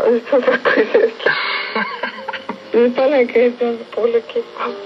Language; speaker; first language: French; non-native, local second language; Arabic